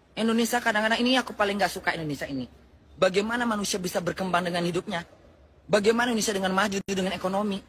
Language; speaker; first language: Indonesian; native; Indonesian